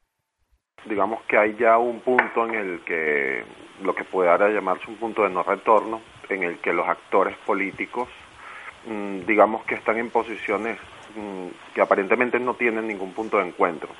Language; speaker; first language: Spanish; native; Spanish